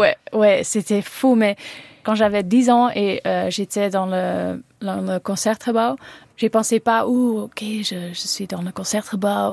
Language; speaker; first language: French; non-native, learner; Dutch